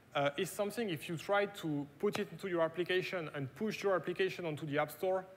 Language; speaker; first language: English; non-native, fluent; German